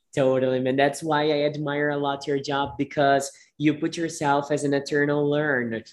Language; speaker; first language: English; non-native, fluent; Portuguese